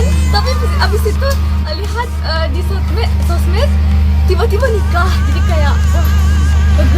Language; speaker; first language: Indonesian; non-native, fluent; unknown